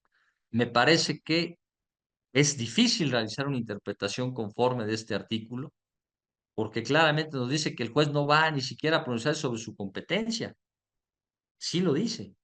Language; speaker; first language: Spanish; native; Spanish